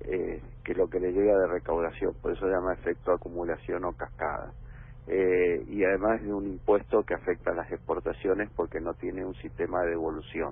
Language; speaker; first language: Spanish; native; Spanish